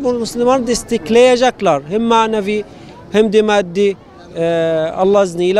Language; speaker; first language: Turkish; non-native, fluent; Arabic